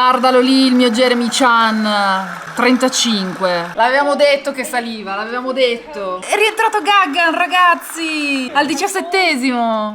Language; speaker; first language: Italian; native; Italian